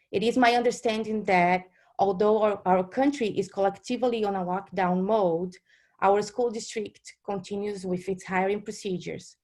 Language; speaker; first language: English; non-native, fluent; Portuguese